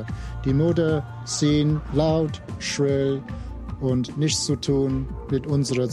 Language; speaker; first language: German; non-native, fluent; English